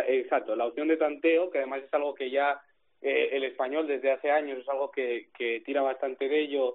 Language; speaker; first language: Spanish; native; Spanish